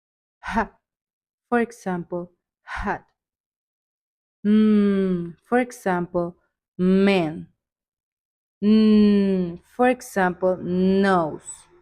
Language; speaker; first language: English; non-native, learner; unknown